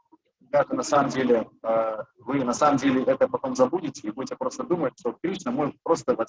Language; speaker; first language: Russian; native; Russian